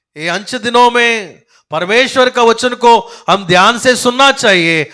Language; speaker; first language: Hindi; non-native, local second language; Telugu